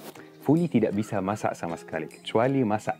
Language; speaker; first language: Indonesian; non-native, fluent; Arabic